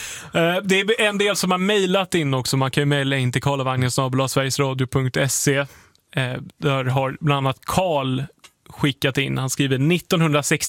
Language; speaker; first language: Swedish; native; Swedish